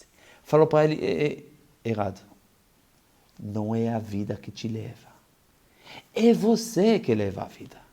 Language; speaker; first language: Portuguese; non-native, fluent; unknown